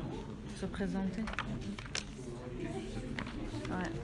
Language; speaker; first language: French; non-native, learner; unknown